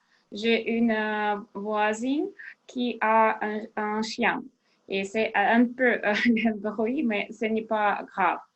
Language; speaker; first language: French; non-native, learner; Russian